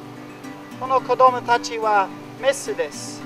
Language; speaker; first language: Japanese; non-native, learner; English